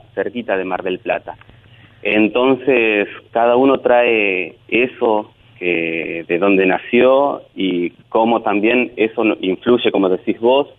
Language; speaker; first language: Spanish; native; Spanish